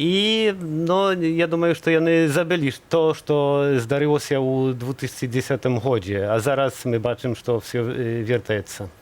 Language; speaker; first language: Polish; non-native, learner; Belarusian